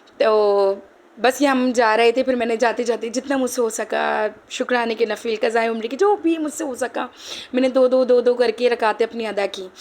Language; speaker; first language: Hindi; native; Hindi